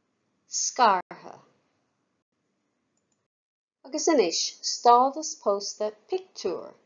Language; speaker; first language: Irish; non-native, fluent; English